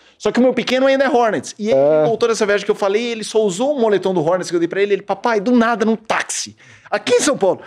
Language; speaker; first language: Portuguese; native; Portuguese